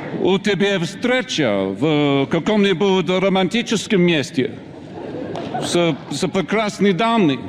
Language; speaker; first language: Russian; non-native, learner; English